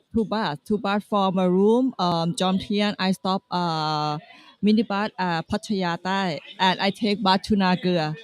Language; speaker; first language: English; non-native, learner; Thai